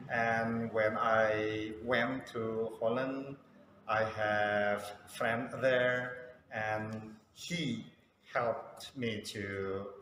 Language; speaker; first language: English; non-native, fluent; Sundanese